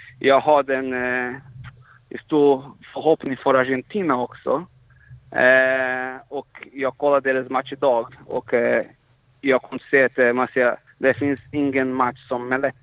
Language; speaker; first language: Swedish; non-native, fluent; Portuguese